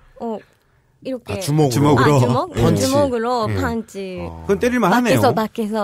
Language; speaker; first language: Korean; non-native, learner; Japanese